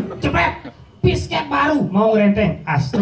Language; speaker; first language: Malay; non-native, local second language; Balinese